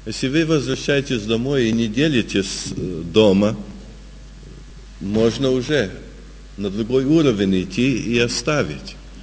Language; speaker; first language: Russian; early bilingual, heritage; Russian